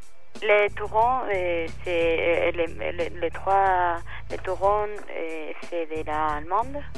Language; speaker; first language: French; non-native, learner; Spanish